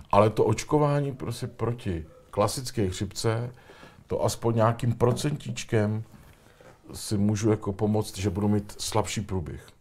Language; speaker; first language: Czech; native; Czech